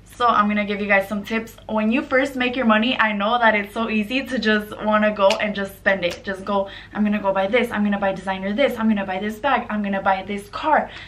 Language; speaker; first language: English; native; English